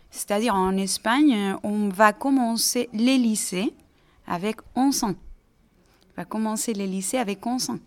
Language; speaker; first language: French; non-native, fluent; Spanish